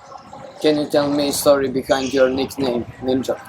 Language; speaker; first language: English; non-native, learner; Serbian